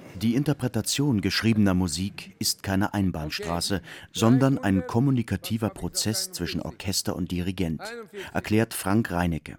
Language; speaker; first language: German; native; German